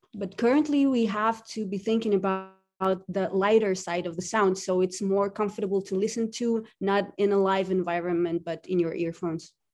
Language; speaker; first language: English; non-native, fluent; Russian